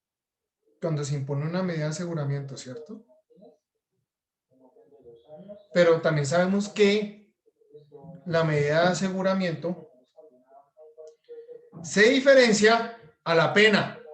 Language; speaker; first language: Spanish; native; Spanish